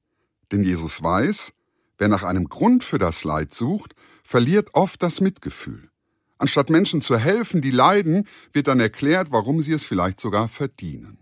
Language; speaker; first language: German; native; German